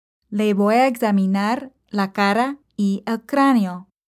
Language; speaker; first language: Spanish; non-native, fluent; English